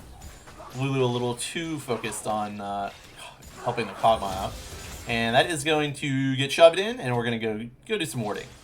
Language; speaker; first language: English; native; English